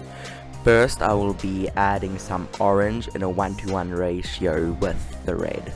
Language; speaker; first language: English; native; English